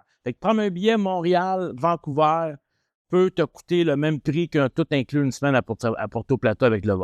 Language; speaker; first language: French; native; French